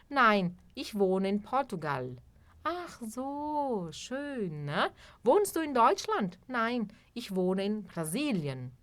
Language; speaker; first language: German; non-native, fluent; Portuguese